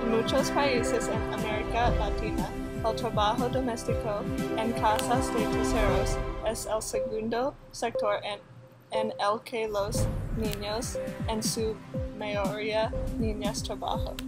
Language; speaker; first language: Spanish; non-native, learner; English